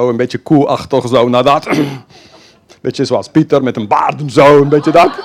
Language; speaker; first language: Dutch; non-native, fluent; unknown